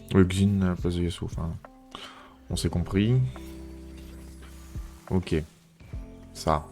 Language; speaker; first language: French; native; French